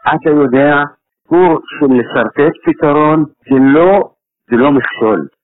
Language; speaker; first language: Hebrew; non-native, fluent; Arabic